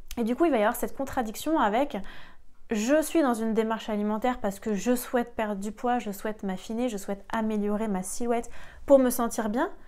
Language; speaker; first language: French; native; French